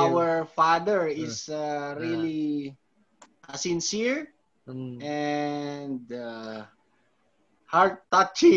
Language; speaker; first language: English; non-native, local second language; Filipino